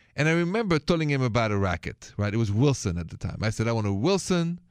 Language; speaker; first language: English; non-native, fluent; French